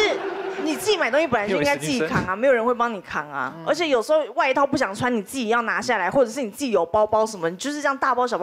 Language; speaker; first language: Chinese; native; Chinese